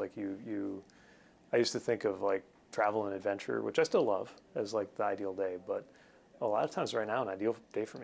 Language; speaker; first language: English; native; English